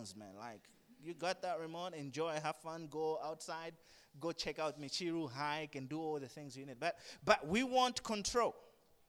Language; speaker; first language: English; non-native, local second language; Nyanja